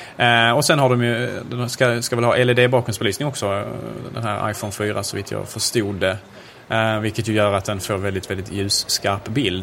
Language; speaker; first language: Swedish; native; Swedish